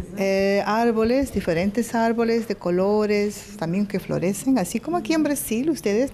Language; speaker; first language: Spanish; non-native, fluent; English